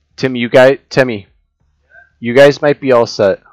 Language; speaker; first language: English; native; English